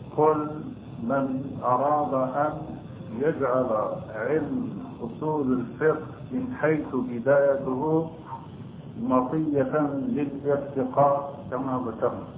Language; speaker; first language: Arabic; native; Arabic